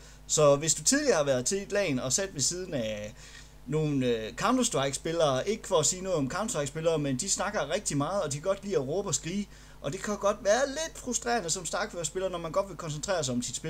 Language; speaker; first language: Danish; native; Danish